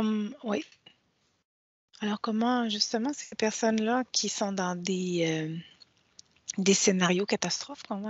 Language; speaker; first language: French; native; French